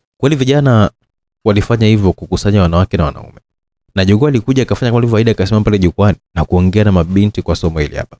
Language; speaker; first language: Swahili; native; Swahili